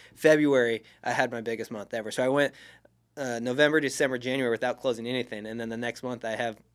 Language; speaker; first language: English; native; English